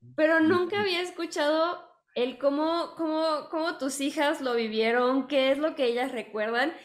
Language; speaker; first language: Spanish; native; Spanish